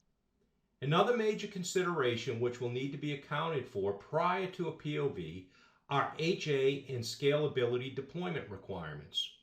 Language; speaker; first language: English; native; English